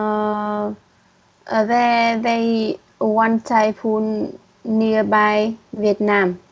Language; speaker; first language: English; non-native, learner; Vietnamese